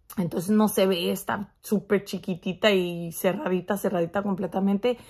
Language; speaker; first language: Spanish; early bilingual, heritage; Spanish